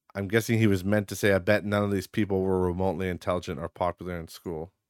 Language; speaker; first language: English; native; English